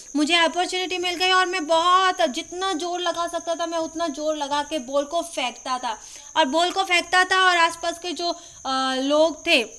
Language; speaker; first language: Hindi; non-native, local second language; Marathi